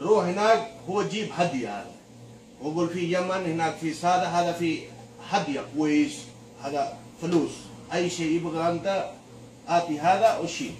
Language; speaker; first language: Arabic; non-native, learner; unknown